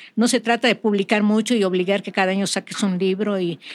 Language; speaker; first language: Spanish; native; Spanish